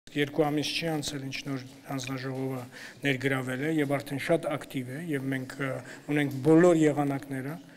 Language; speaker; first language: Armenian; native; Armenian